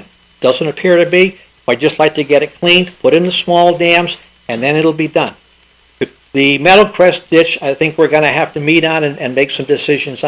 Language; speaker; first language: English; native; English